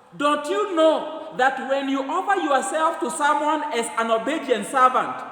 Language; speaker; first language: English; non-native, local second language; Swahili